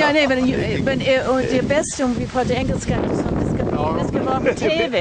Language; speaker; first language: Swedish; non-native, fluent; English